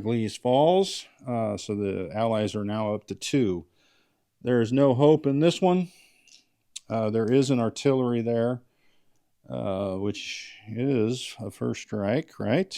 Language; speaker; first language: English; native; English